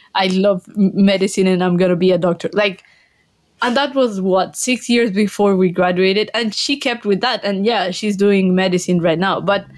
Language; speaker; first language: English; non-native, fluent; Spanish